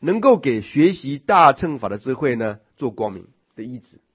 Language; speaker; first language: Chinese; native; Chinese